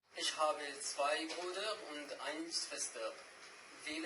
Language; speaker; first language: German; non-native, learner; Arabic